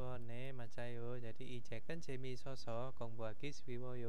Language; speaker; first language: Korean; non-native, fluent; Indonesian